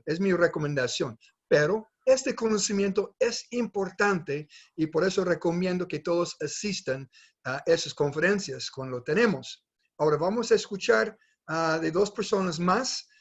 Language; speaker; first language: Spanish; non-native, fluent; English